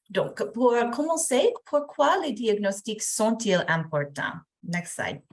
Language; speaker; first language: French; non-native, fluent; English